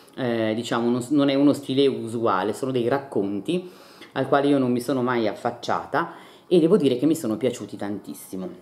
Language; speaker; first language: Italian; native; Italian